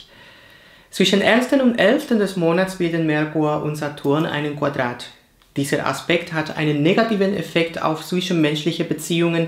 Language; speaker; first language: German; non-native, fluent; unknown